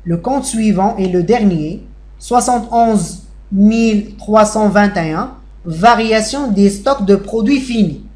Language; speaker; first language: French; non-native, local second language; Arabic